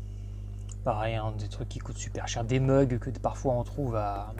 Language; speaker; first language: French; native; French